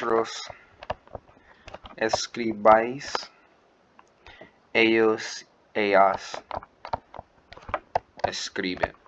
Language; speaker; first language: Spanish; non-native, learner; English